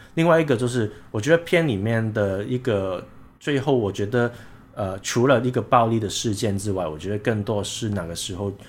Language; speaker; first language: Chinese; non-native, local second language; Cantonese